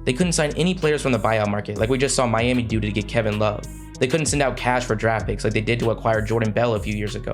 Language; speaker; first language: English; native; English